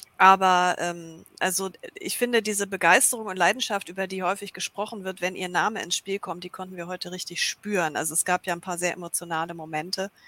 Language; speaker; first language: German; native; German